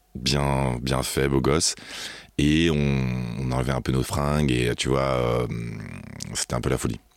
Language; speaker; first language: French; native; French